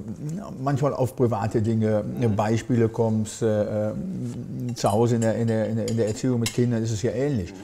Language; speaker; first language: German; native; German